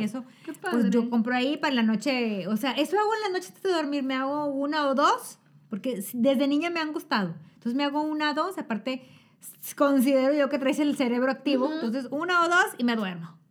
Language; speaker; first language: Spanish; native; Spanish